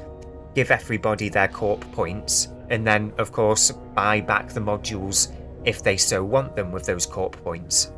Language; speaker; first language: English; native; English